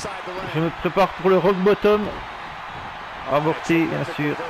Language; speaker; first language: French; native; French